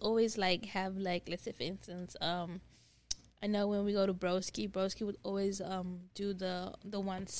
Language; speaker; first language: English; non-native, local second language; Dutch